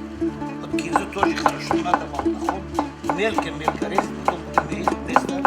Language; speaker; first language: Russian; non-native, fluent; Tajik